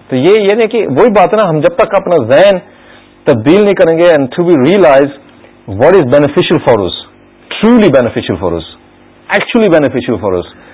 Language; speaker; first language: Urdu; early bilingual, other home language; English